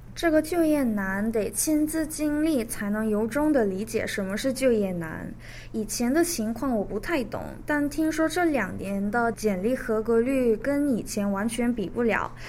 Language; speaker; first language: Chinese; early bilingual, other home language; Korean